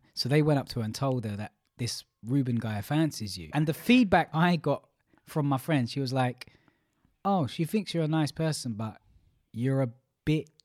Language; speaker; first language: English; native; English